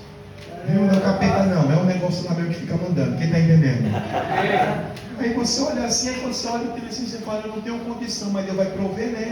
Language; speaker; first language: Portuguese; native; Portuguese